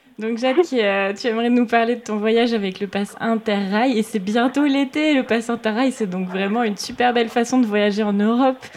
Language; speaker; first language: French; native; French